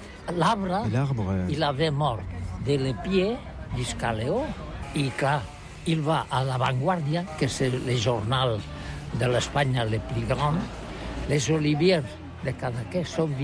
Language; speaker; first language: French; non-native, learner; Catalan